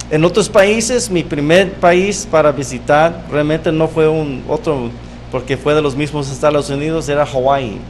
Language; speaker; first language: Spanish; non-native, fluent; English